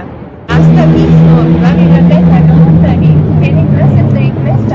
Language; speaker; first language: Spanish; non-native, fluent; Portuguese